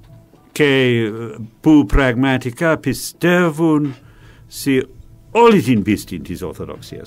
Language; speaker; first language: Greek; non-native, fluent; English